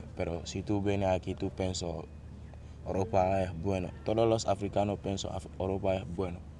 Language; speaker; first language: Spanish; non-native, learner; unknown